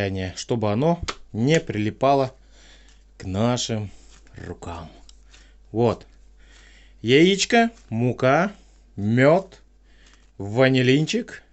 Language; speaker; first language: Russian; native; Russian